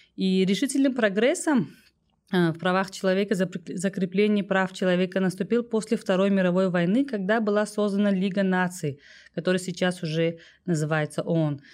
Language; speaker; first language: Russian; non-native, local second language; Tajik